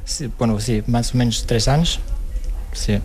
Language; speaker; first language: Catalan; non-native, local second language; Spanish